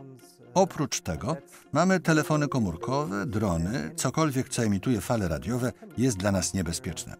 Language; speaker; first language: Polish; native; Polish